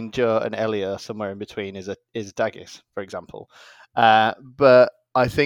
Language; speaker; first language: English; native; English